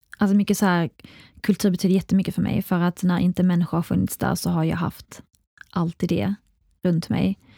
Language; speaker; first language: Swedish; early bilingual, other home language; Arabic